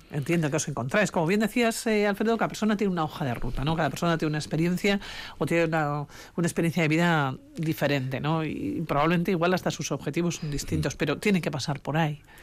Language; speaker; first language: Spanish; native; Spanish